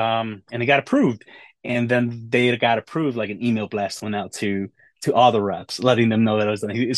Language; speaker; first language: English; native; English